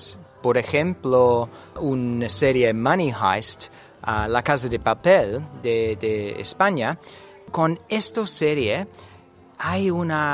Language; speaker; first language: Spanish; non-native, learner; English